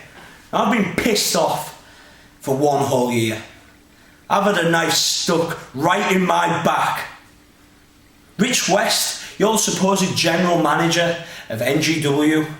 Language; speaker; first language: English; native; English